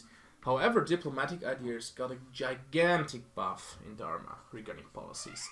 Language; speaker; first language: English; non-native, fluent; German